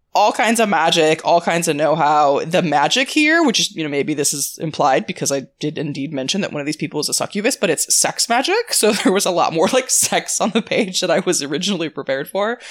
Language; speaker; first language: English; native; English